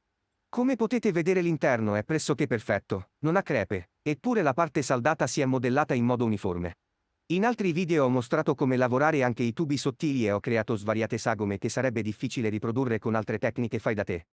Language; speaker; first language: Italian; native; Italian